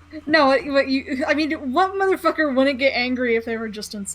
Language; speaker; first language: English; native; English